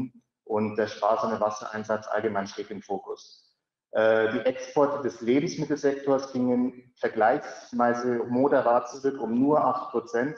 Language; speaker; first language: German; native; German